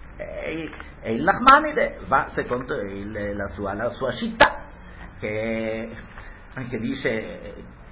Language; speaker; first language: Italian; early bilingual, heritage; Hebrew